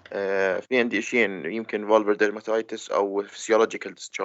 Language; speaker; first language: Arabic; native; Arabic